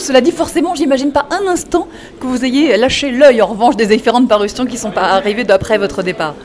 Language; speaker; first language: French; native; French